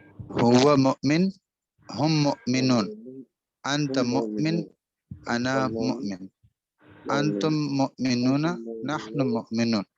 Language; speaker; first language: Arabic; non-native, learner; Urdu